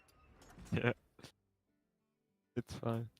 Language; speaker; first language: English; non-native, learner; Slovenian